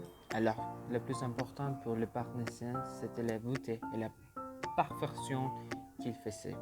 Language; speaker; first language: French; non-native, learner; Spanish